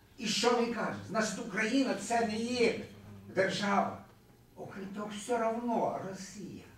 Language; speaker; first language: Ukrainian; early bilingual, heritage; Ukrainian